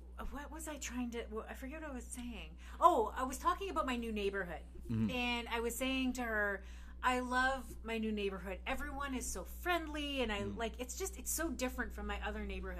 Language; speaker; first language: English; native; English